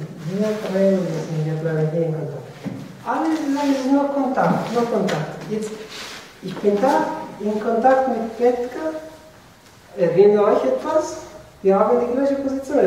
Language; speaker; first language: German; non-native, fluent; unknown